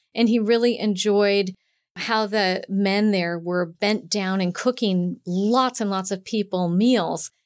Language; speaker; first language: English; native; English